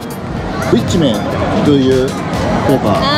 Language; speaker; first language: English; non-native, learner; Japanese